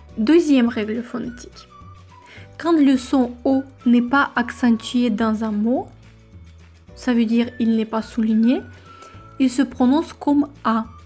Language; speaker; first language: French; non-native, fluent; Russian